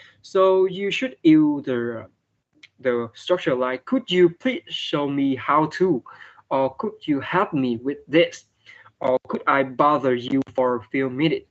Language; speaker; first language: English; non-native, fluent; Vietnamese